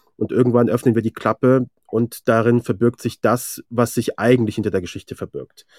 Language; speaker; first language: German; early bilingual, other home language; Persian